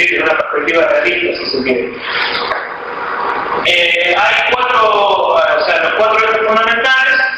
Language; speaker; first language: Spanish; native; Spanish